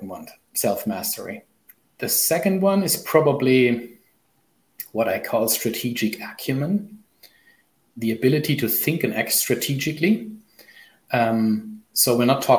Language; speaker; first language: English; non-native, fluent; German